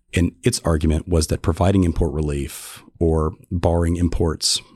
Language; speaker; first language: English; native; English